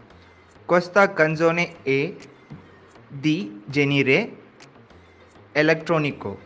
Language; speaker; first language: Italian; non-native, learner; Tamil